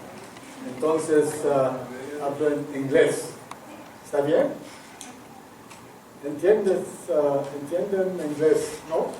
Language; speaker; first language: Spanish; non-native, learner; English